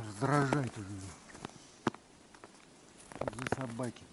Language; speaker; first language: Russian; native; Russian